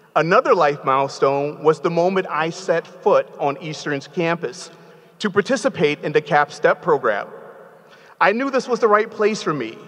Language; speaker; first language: English; native; English